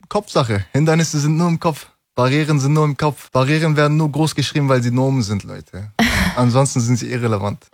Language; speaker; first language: German; early bilingual, other home language; Turkish